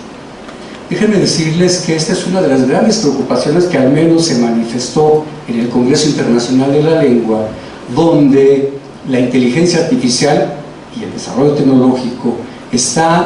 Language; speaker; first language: Spanish; native; Spanish